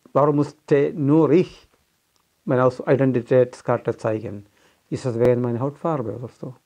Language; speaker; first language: German; non-native, fluent; Malayalam